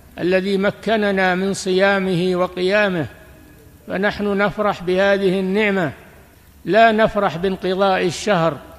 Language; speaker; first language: Arabic; native; Arabic